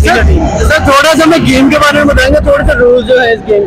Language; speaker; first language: Urdu; non-native, local second language; Punjabi